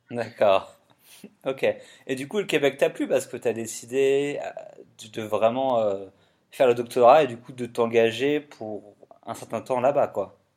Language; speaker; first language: French; native; French